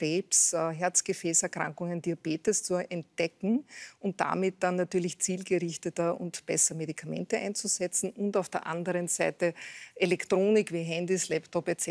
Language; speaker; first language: German; native; German